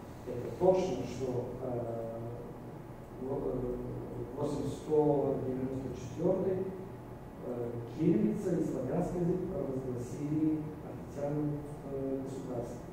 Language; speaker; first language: Russian; non-native, fluent; Bulgarian